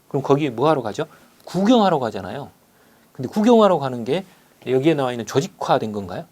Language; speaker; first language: Korean; native; Korean